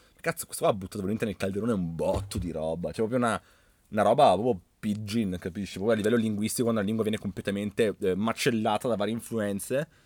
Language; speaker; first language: Italian; native; Italian